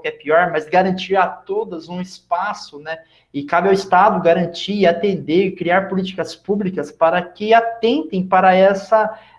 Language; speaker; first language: Portuguese; native; Portuguese